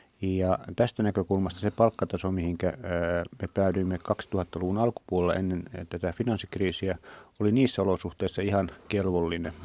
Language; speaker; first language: Finnish; native; Finnish